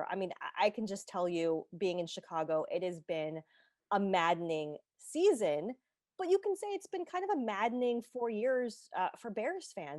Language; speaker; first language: English; native; English